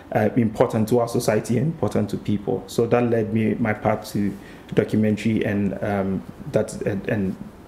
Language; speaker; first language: English; non-native, local second language; Akan